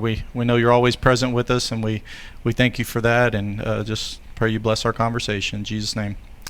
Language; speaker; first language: English; native; English